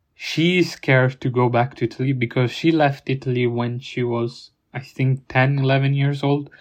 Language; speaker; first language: English; non-native, fluent; Italian